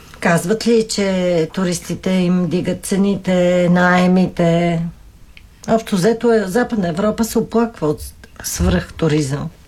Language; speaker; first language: Bulgarian; native; Bulgarian